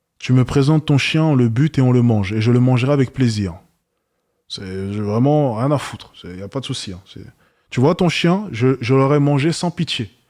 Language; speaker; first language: French; native; French